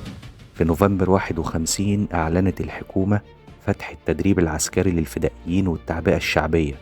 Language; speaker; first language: Arabic; native; Arabic